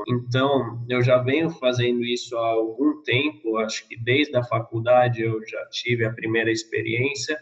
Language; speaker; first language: Portuguese; early bilingual, other home language; Norwegian